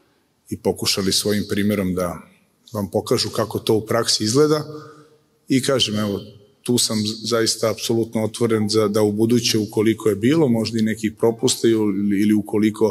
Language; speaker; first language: Serbian; native; Serbian